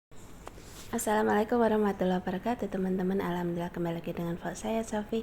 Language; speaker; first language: Indonesian; native; Indonesian